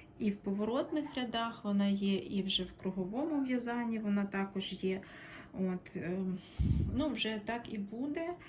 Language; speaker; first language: Ukrainian; non-native, local second language; Russian